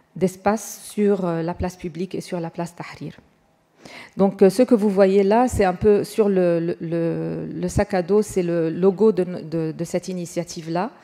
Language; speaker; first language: French; non-native, fluent; Arabic